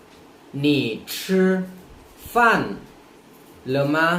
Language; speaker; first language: Chinese; non-native, learner; Lao